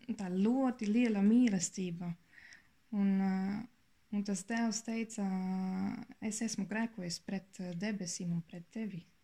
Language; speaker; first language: Latvian; non-native, learner; German